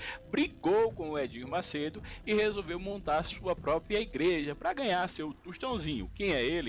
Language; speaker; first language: Portuguese; native; Portuguese